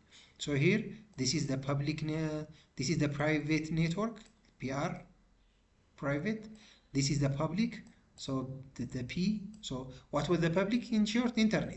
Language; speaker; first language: English; non-native, local second language; Amharic